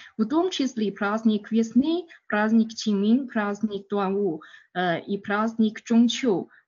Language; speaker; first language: Russian; non-native, learner; Chinese